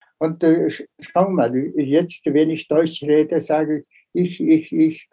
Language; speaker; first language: German; non-native, fluent; Mongolian